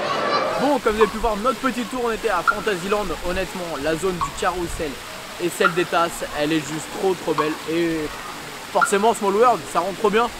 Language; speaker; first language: French; native; French